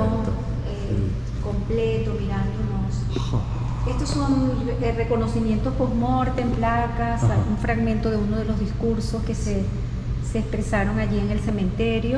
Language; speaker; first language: Spanish; native; Spanish